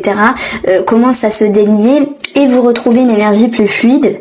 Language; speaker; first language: French; native; French